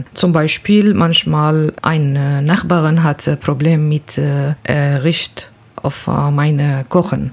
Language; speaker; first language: German; non-native, learner; Kurdish